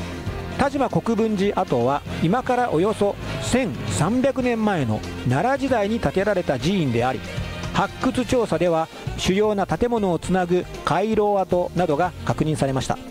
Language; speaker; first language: Japanese; native; Japanese